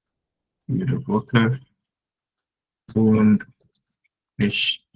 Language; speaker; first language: German; non-native, fluent; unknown